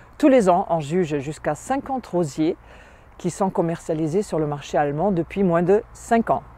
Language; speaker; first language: French; non-native, fluent; German